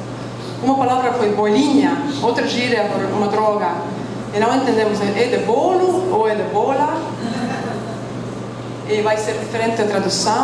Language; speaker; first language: Portuguese; non-native, fluent; Estonian